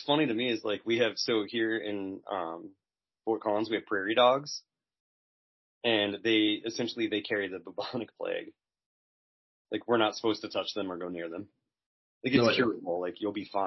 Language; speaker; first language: English; native; English